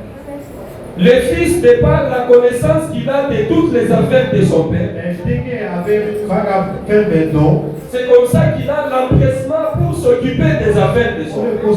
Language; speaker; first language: French; non-native, local second language; Bambara